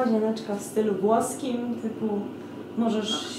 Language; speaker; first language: Polish; native; Polish